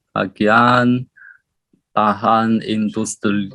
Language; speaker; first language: Indonesian; non-native, learner; Chinese